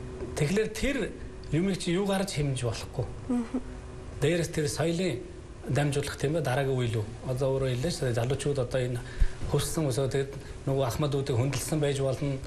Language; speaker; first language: Mongolian; native; Mongolian